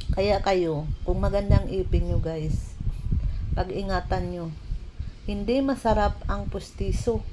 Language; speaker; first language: Filipino; non-native, local second language; Cebuano